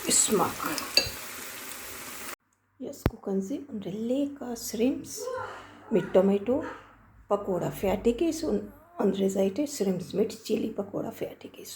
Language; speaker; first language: German; non-native, learner; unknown